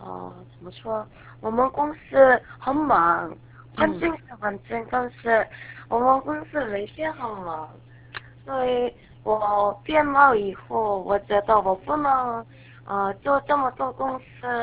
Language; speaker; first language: Chinese; non-native, learner; Korean